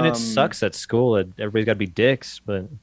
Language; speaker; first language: English; native; English